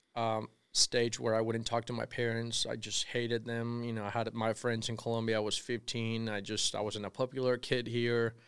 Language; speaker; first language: English; non-native, fluent; Spanish